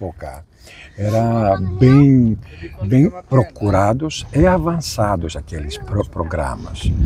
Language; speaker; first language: Portuguese; non-native, fluent; Greek